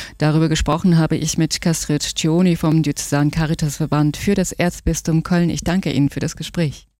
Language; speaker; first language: German; native; German